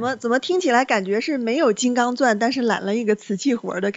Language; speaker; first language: Chinese; native; Chinese